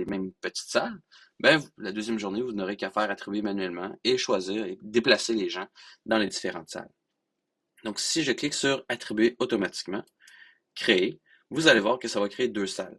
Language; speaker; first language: French; native; French